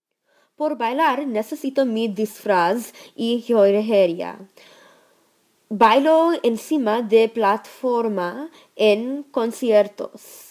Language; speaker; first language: Spanish; non-native, learner; English